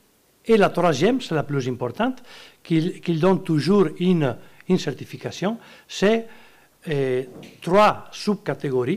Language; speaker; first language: French; non-native, learner; Italian